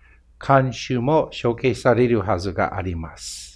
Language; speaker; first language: Japanese; non-native, fluent; English